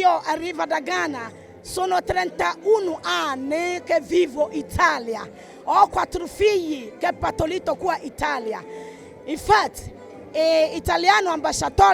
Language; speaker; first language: Italian; non-native, fluent; Akan